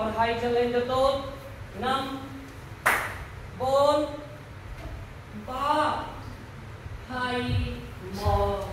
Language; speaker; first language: Vietnamese; non-native, learner; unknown